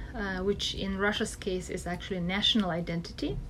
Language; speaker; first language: English; non-native, fluent; Russian